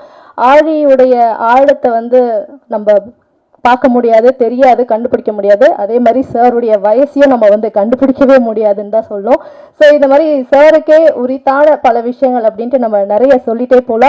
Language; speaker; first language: Tamil; native; Tamil